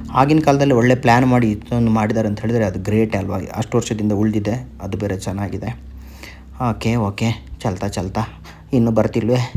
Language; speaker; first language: Kannada; non-native, local second language; Tulu